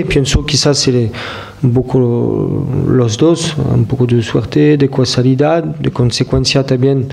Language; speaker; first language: Spanish; non-native, fluent; French